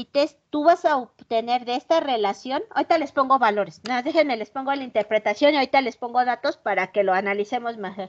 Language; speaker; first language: Spanish; native; Spanish